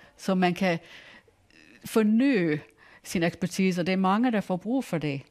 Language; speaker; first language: Danish; non-native, fluent; English